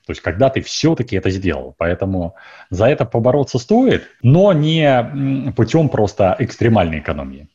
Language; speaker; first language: Russian; native; Russian